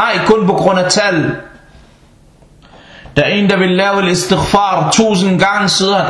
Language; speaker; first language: Danish; non-native, fluent; Arabic